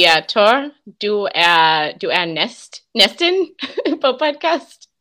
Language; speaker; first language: Danish; non-native, learner; English